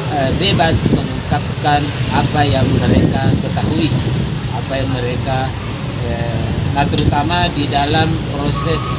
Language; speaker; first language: Indonesian; native; Indonesian